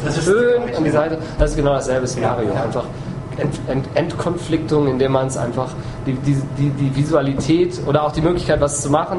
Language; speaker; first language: German; native; German